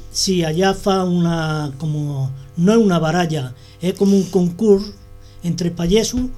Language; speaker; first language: Catalan; non-native, local second language; Spanish